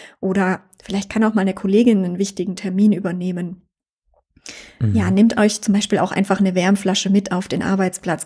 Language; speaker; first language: German; native; German